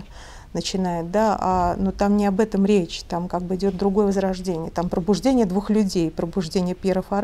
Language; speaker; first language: Russian; native; Russian